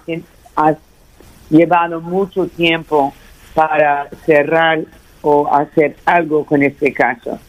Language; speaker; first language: Spanish; early bilingual, heritage; Spanish